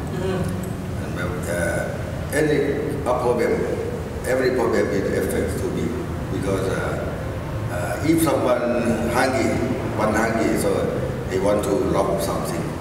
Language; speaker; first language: English; non-native, learner; Thai